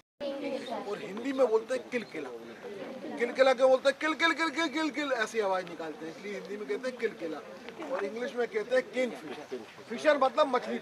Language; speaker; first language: Hindi; native; Hindi